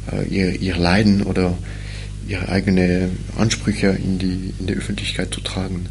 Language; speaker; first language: German; non-native, fluent; French